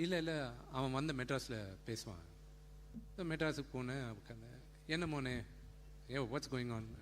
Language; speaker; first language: Tamil; non-native, local second language; Telugu